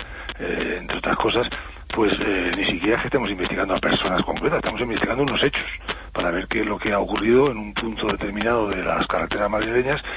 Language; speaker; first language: Spanish; native; Spanish